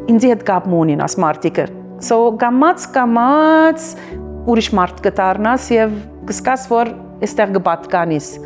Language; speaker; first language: Armenian; early bilingual, heritage; Armenian